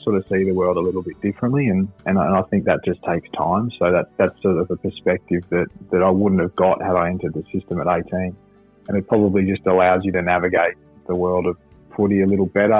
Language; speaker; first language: English; native; English